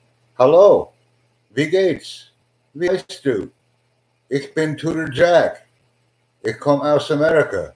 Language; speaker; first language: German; non-native, learner; English